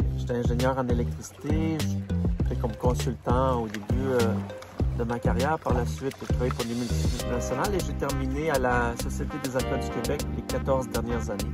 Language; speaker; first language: French; native; French